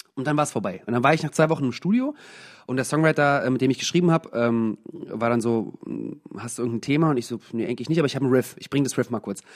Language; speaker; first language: German; native; German